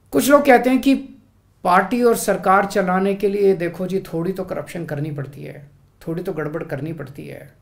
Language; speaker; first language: Hindi; native; Hindi